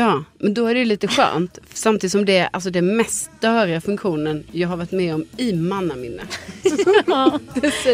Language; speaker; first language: Swedish; native; Swedish